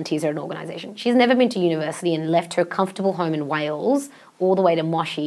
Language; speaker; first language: English; non-native, local second language; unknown